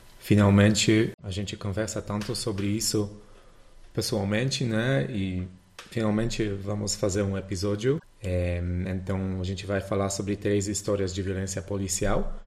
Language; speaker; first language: Portuguese; non-native, fluent; Polish